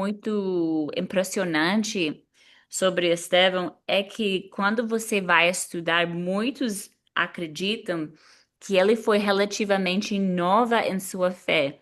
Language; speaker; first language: Portuguese; non-native, fluent; English